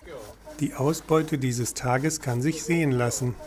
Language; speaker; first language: German; native; German